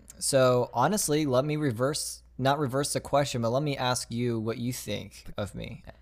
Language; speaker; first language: English; native; English